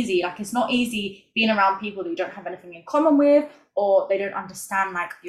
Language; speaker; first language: English; native; English